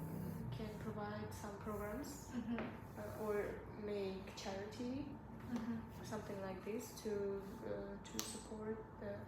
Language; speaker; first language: English; non-native, learner; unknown